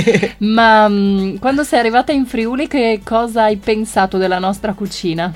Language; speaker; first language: Italian; native; Italian